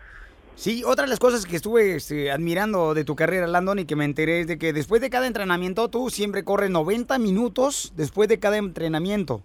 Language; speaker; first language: Spanish; native; Spanish